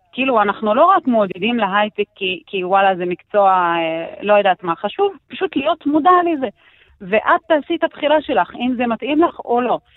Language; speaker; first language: Hebrew; non-native, local second language; Arabic